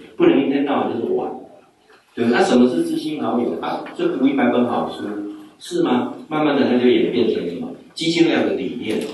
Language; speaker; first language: Chinese; native; Chinese